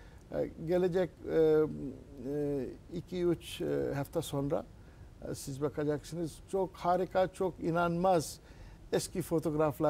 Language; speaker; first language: Turkish; non-native, learner; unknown